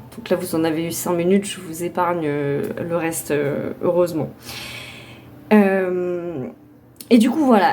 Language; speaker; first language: French; native; French